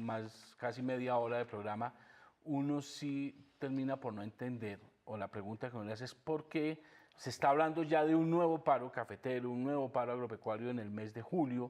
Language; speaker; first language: Spanish; native; Spanish